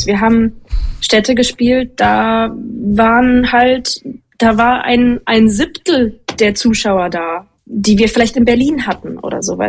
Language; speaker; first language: German; native; German